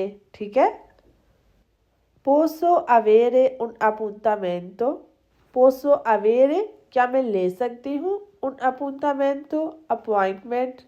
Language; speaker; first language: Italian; non-native, fluent; Urdu